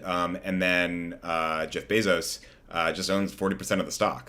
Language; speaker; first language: English; native; English